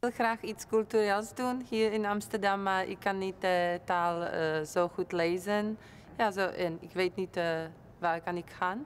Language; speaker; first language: Dutch; non-native, learner; Czech